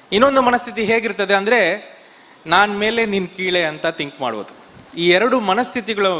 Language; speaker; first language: Kannada; non-native, local second language; Tamil